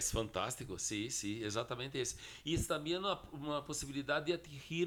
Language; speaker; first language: Spanish; non-native, fluent; Portuguese